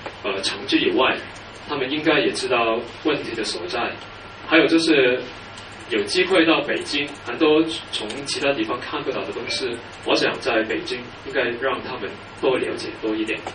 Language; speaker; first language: Chinese; non-native, local second language; Cantonese